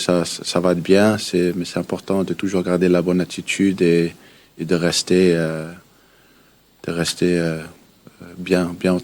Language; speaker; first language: French; early bilingual, heritage; Danish